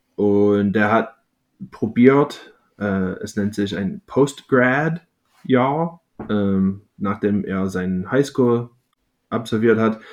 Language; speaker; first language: German; non-native, fluent; English